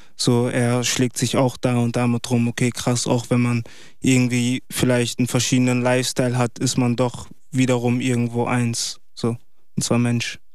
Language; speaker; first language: German; early bilingual, other home language; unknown